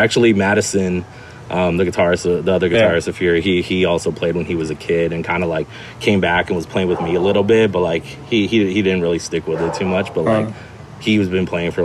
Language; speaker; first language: English; native; English